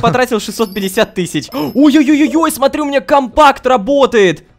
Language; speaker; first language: Russian; native; Russian